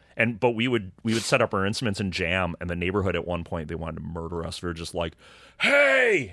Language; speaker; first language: English; native; English